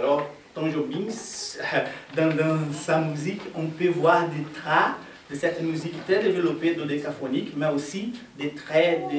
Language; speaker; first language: French; non-native, fluent; Portuguese